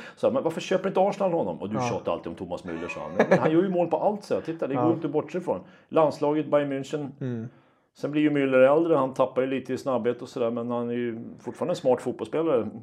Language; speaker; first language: Swedish; native; Swedish